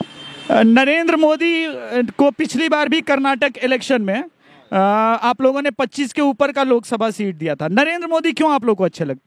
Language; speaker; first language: Hindi; native; Hindi